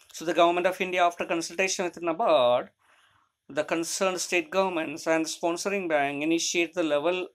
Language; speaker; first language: English; non-native, local second language; Malayalam